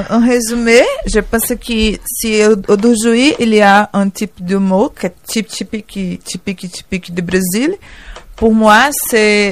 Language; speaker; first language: French; non-native, learner; Portuguese